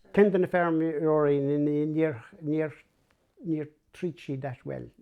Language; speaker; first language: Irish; non-native, local second language; English